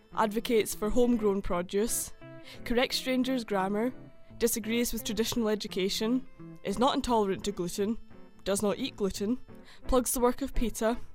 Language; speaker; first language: Norwegian; non-native, fluent; English